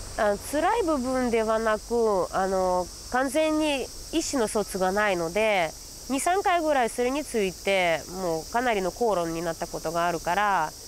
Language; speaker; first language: Japanese; non-native, fluent; Russian